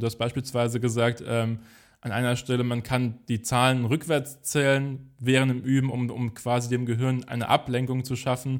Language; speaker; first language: German; native; German